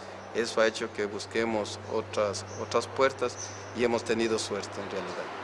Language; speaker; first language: Spanish; native; Spanish